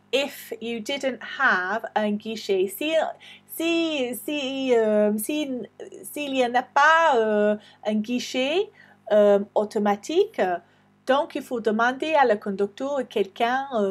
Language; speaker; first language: French; non-native, fluent; English